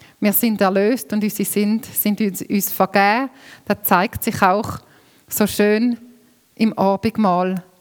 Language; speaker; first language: German; native; German